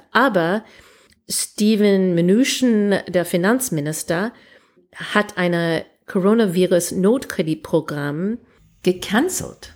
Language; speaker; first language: German; non-native, fluent; English